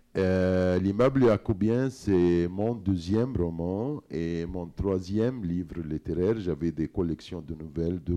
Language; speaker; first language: French; non-native, fluent; Arabic